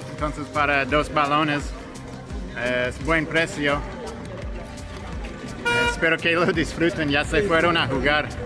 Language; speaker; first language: Spanish; non-native, fluent; English